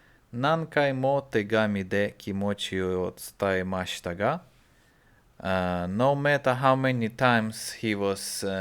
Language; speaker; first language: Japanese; non-native, learner; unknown